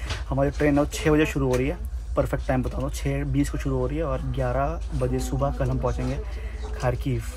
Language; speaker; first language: Hindi; native; Hindi